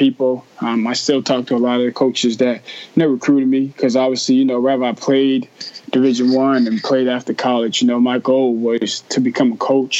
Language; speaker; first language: English; native; English